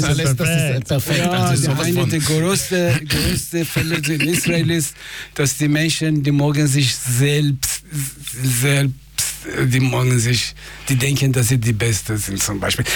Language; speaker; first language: German; non-native, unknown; Persian